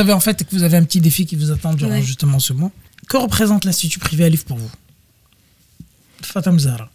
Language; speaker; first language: French; native; French